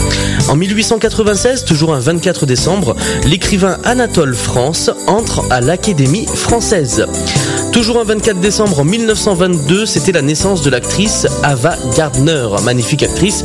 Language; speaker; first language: French; native; French